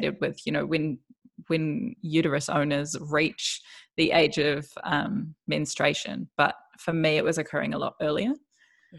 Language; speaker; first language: English; native; English